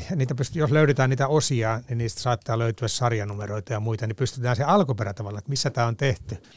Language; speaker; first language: Finnish; native; Finnish